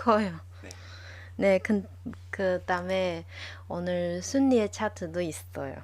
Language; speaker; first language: Korean; non-native, learner; Chinese